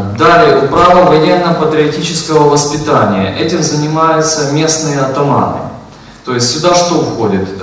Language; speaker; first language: Russian; non-native, local second language; Ukrainian